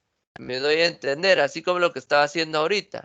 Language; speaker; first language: Spanish; native; Spanish